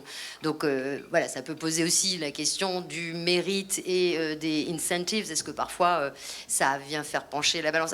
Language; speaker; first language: French; native; French